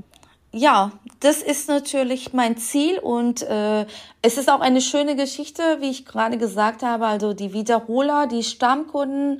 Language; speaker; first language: German; non-native, fluent; Turkish